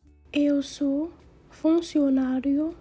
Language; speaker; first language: Portuguese; non-native, learner; Haitian Creole